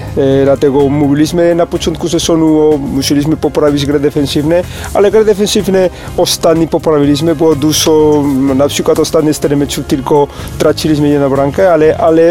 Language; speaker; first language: Polish; non-native, learner; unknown